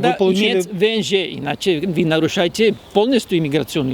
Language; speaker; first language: Russian; non-native, fluent; Spanish